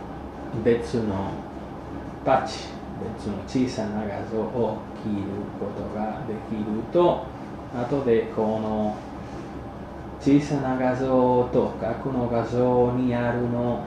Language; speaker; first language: Japanese; non-native, fluent; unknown